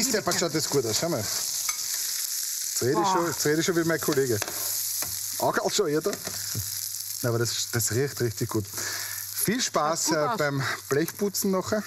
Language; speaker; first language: German; native; German